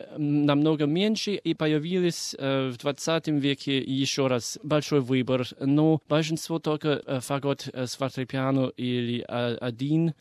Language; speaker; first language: Russian; non-native, fluent; English